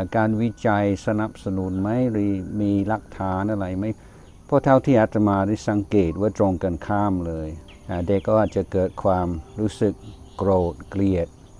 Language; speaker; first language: Thai; non-native, fluent; English